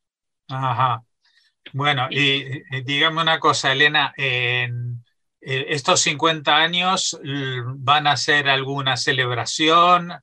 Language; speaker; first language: Spanish; native; Spanish